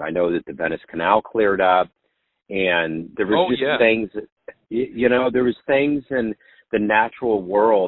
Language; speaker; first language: English; native; English